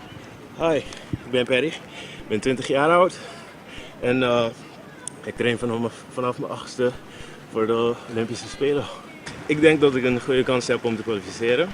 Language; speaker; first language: Dutch; non-native, local second language; Papiamento